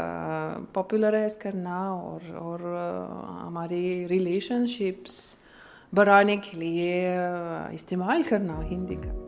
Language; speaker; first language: Hindi; non-native, learner; Lithuanian